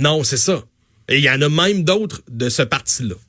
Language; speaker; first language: French; native; French